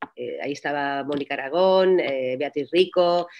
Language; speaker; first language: Spanish; native; Spanish